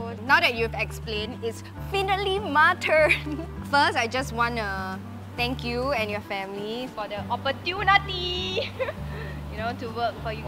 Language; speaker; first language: English; native; English